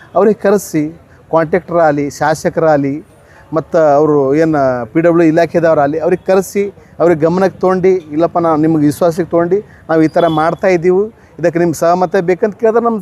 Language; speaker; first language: Kannada; non-native, local second language; Lambadi